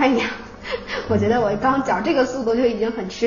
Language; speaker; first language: Chinese; native; Chinese